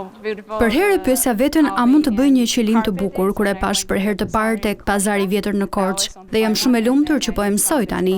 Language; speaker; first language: Albanian; non-native, fluent; Chinese